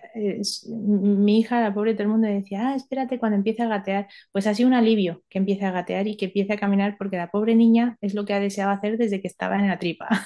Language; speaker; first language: Spanish; early bilingual, other home language; Romanian